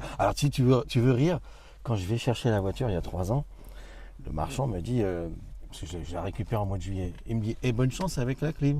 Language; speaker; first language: French; native; French